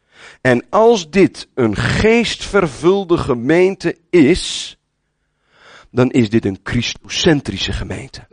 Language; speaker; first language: Dutch; native; Dutch